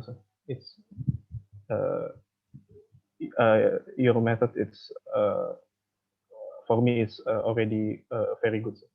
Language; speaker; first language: English; non-native, fluent; Indonesian